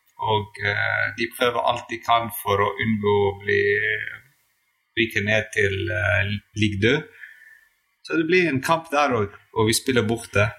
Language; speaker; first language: Norwegian; non-native, fluent; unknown